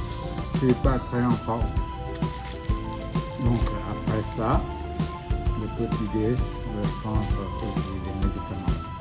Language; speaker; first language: French; non-native, fluent; Vietnamese